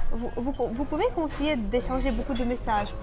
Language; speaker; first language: French; non-native, fluent; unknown